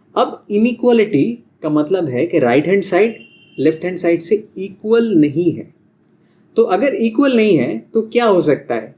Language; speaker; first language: Hindi; non-native, local second language; Bangla